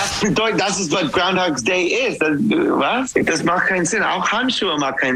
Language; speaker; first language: German; non-native, learner; English